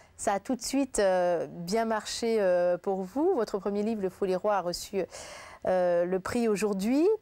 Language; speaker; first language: French; native; French